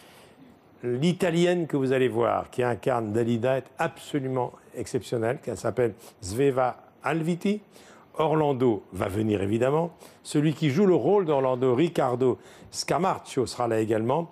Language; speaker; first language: French; native; French